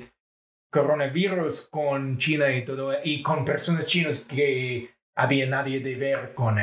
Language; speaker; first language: Spanish; non-native, fluent; English